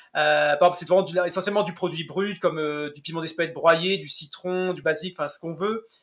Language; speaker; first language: French; native; French